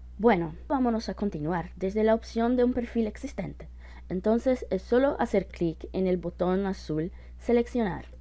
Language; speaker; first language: Spanish; non-native, fluent; Portuguese